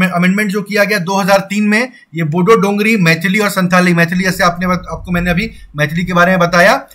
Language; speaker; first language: Hindi; non-native, local second language; Maithili